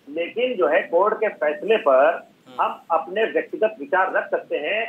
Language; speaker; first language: Hindi; native; Hindi